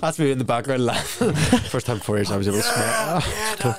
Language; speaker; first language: English; native; English